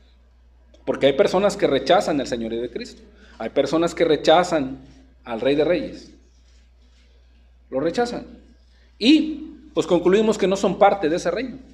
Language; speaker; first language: Spanish; native; Spanish